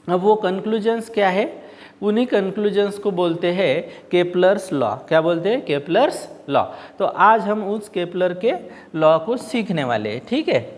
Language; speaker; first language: Hindi; non-native, local second language; Marathi